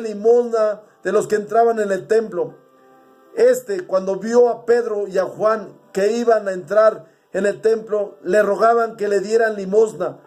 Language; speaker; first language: Spanish; native; Spanish